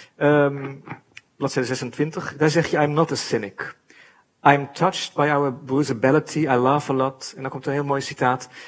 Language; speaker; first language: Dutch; native; Dutch